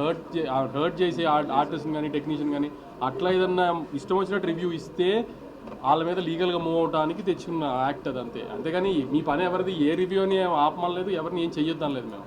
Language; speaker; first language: Telugu; native; Telugu